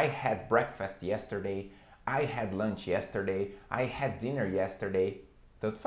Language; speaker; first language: English; non-native, fluent; Portuguese